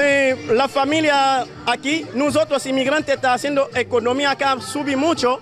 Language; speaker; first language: Spanish; non-native, learner; Haitian Creole